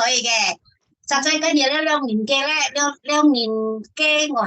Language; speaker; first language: Cantonese; non-native, learner; Indonesian